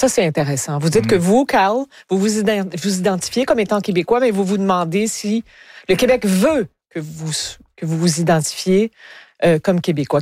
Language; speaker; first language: French; native; French